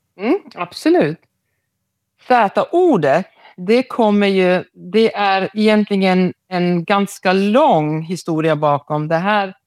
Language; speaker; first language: Swedish; non-native, local second language; Romany